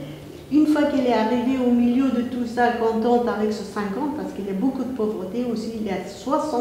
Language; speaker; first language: French; non-native, fluent; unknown